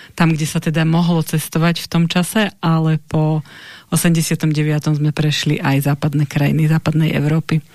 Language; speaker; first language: Slovak; native; Slovak